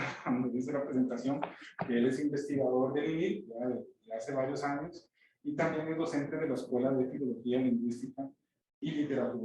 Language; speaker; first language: Spanish; native; Spanish